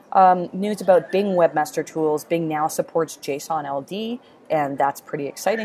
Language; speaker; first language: English; native; English